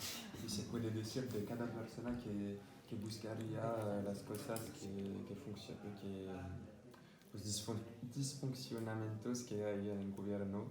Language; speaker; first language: Spanish; non-native, learner; French